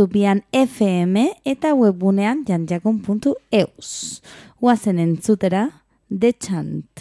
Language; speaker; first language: Basque; non-native, local second language; Spanish